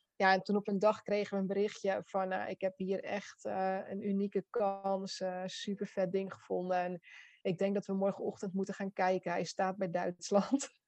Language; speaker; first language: Dutch; native; Dutch